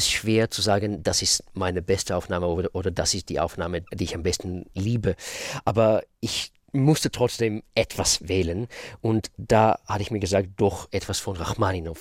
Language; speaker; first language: German; non-native, fluent; Russian